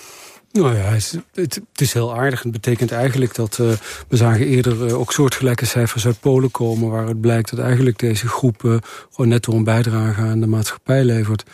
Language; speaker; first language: Dutch; native; Dutch